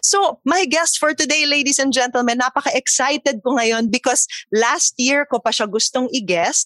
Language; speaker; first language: Filipino; native; Filipino